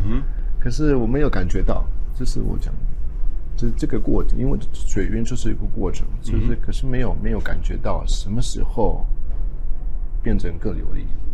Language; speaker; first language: Chinese; non-native, fluent; Spanish